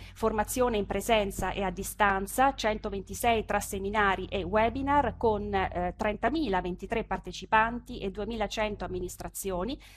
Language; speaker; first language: Italian; native; Italian